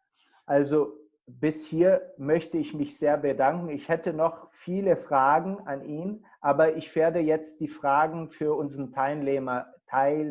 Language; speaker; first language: German; non-native, fluent; Portuguese